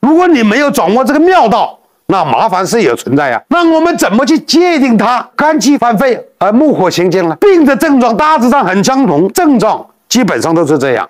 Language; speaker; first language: Chinese; native; Chinese